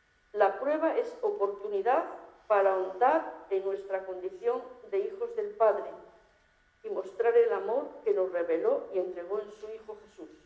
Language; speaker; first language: Spanish; native; Spanish